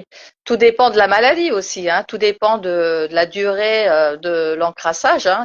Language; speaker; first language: French; native; French